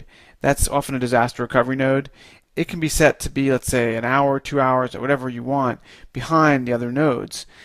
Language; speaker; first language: English; native; English